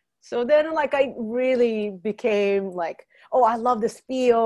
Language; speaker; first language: English; non-native, fluent; Japanese